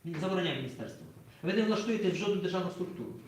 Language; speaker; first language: Ukrainian; native; Ukrainian